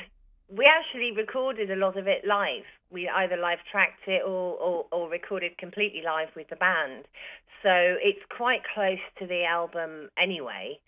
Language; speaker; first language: English; native; English